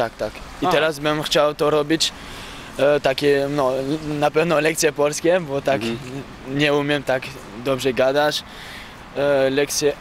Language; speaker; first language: Polish; early bilingual, heritage; French